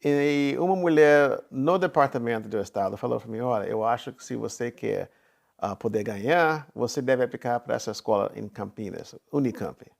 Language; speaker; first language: Portuguese; non-native, fluent; English